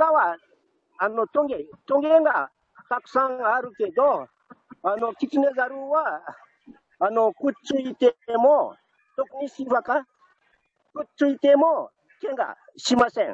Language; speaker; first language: Japanese; non-native, fluent; Malagasy